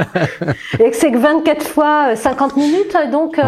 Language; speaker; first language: French; native; French